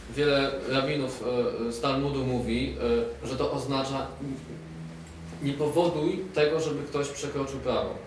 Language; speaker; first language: Polish; native; Polish